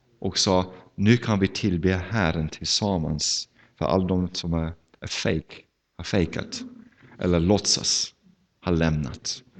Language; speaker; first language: Swedish; non-native, fluent; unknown